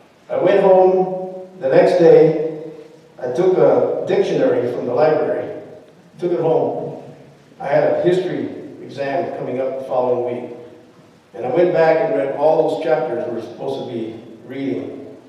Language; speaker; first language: English; early bilingual, other home language; Spanish